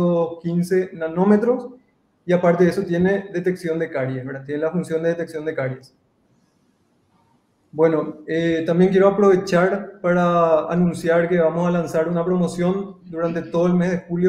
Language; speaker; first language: Spanish; native; Spanish